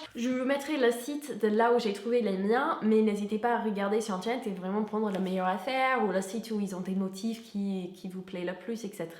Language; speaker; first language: French; non-native, fluent; English